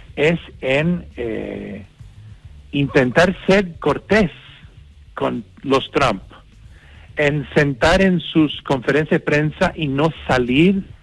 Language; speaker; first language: Spanish; non-native, fluent; English